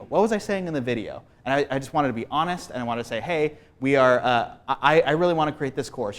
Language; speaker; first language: English; native; English